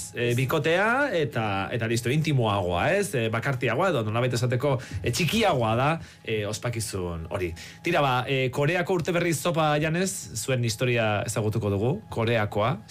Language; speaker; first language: Basque; native; Basque